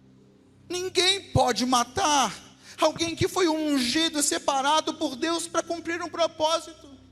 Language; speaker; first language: Portuguese; native; Portuguese